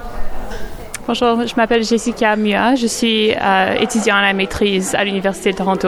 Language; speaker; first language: French; non-native, local second language; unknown